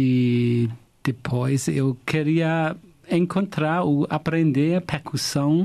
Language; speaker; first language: Portuguese; non-native, fluent; German